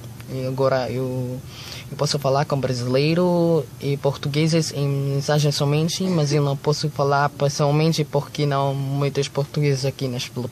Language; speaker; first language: Portuguese; non-native, learner; Filipino